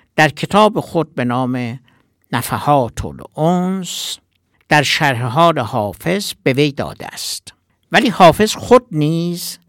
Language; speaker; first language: Persian; non-native, local second language; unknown